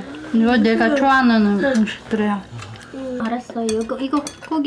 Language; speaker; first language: Korean; non-native, learner; Kyrgyz